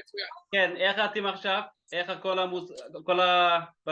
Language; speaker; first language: Hebrew; non-native, learner; Tigrinya